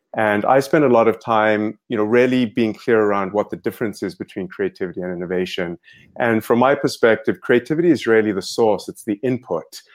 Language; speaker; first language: English; native; English